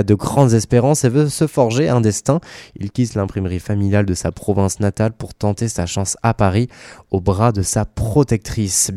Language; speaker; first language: French; native; French